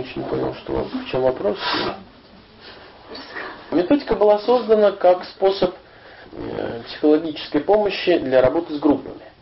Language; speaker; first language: Russian; native; Russian